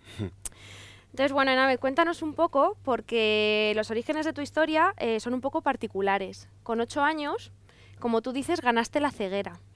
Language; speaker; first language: Spanish; native; Spanish